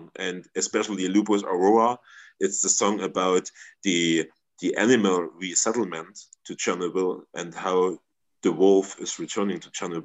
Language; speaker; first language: English; non-native, fluent; German